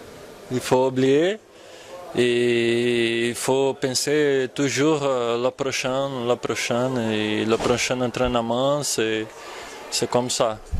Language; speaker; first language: French; non-native, fluent; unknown